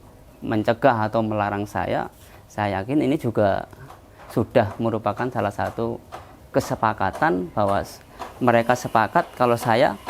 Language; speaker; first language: Indonesian; non-native, local second language; Javanese